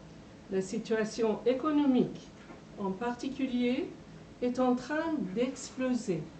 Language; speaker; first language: French; non-native, fluent; Persian